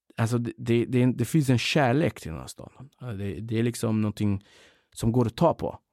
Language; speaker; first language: Swedish; early bilingual, other home language; Central Kurdish